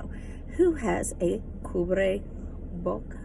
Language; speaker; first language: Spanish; non-native, fluent; English